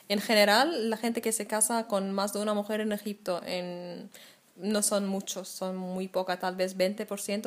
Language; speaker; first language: Spanish; non-native, fluent; Arabic